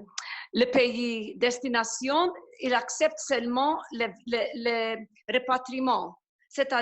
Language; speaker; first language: French; non-native, fluent; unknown